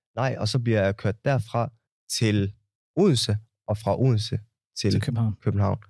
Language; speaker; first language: Danish; early bilingual, other home language; Somali